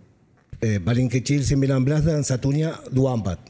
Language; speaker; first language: Indonesian; non-native, fluent; Spanish